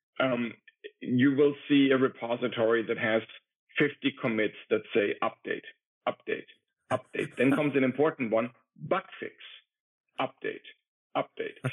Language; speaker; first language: English; non-native, fluent; German